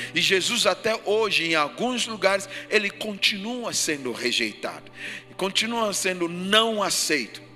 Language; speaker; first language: Portuguese; non-native, fluent; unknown